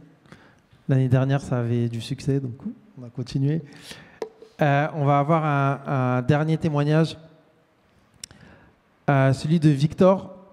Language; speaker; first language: French; native; French